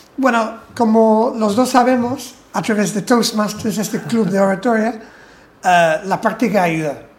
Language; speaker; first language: Spanish; non-native, fluent; English